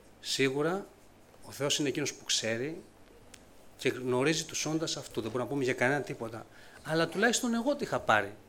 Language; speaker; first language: Greek; native; Greek